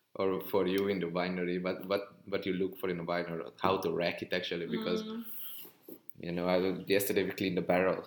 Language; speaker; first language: English; non-native, fluent; Hungarian